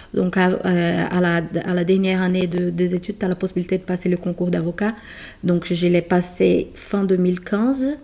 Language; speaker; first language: French; non-native, fluent; Portuguese